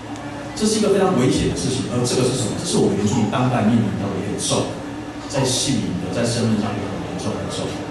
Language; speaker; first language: Chinese; native; Chinese